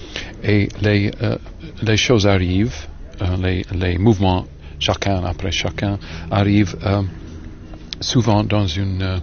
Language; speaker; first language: French; non-native, learner; English